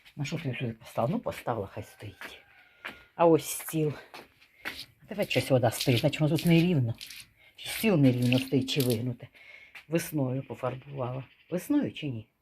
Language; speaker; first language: Ukrainian; native; Ukrainian